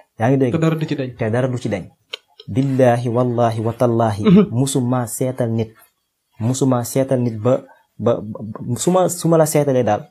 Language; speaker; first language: Wolof; non-native, local second language; Fula